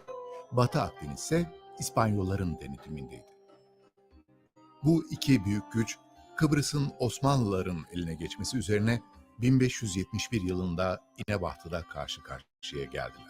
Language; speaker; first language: Turkish; native; Turkish